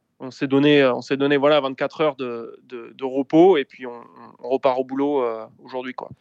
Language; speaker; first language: French; native; French